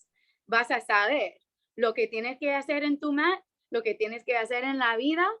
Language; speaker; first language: Spanish; non-native, fluent; English